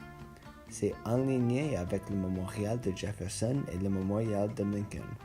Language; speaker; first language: French; non-native, learner; English